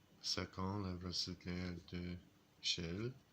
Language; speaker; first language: French; non-native, learner; English